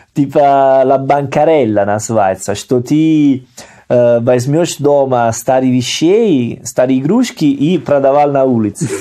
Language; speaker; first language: Russian; non-native, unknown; Italian